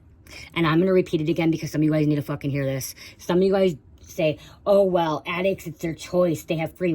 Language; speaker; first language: English; native; English